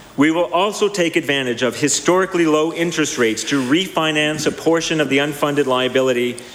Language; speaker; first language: English; native; English